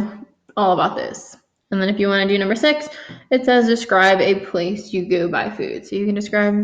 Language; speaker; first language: English; native; English